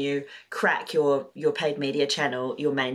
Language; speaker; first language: English; native; English